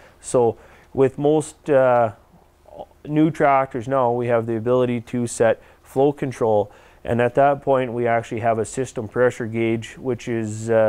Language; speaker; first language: English; native; English